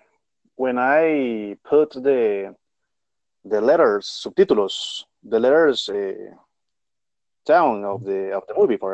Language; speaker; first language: English; non-native, learner; Spanish